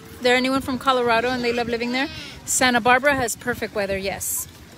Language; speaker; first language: English; early bilingual, other home language; Spanish